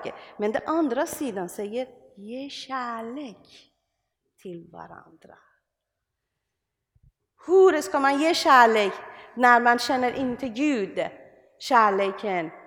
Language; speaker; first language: Swedish; non-native, learner; Persian